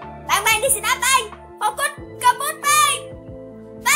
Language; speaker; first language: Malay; non-native, learner; Vietnamese